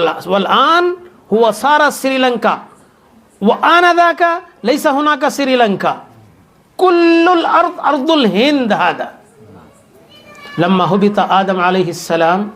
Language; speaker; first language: Arabic; non-native, learner; Urdu